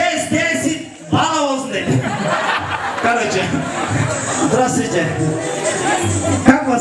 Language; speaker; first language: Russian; non-native, local second language; Kyrgyz